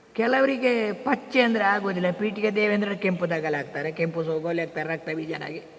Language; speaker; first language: Kannada; non-native, local second language; Tulu